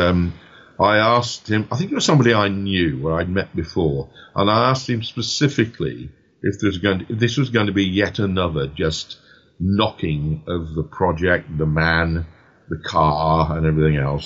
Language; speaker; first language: English; native; English